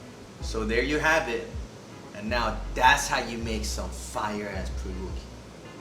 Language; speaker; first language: English; native; English